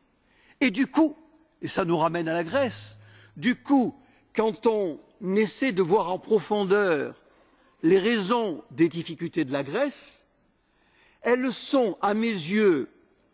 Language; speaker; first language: French; native; French